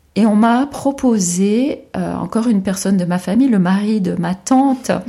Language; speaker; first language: French; native; French